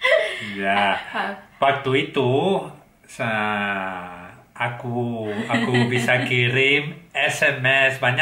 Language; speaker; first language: Indonesian; non-native, learner; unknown